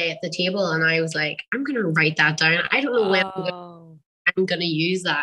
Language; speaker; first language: English; native; English